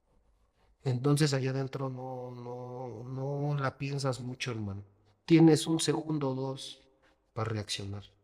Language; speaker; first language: Spanish; native; Spanish